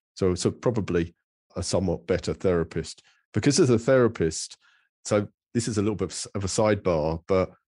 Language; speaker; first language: English; native; English